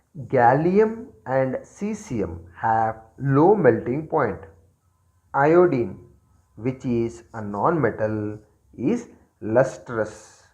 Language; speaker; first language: English; non-native, local second language; Kannada